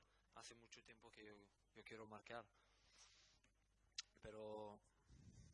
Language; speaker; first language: Spanish; non-native, learner; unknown